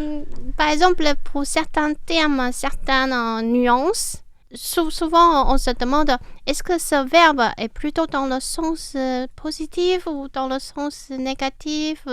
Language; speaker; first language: French; non-native, fluent; Chinese